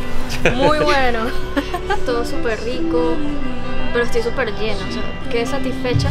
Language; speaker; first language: Spanish; native; Spanish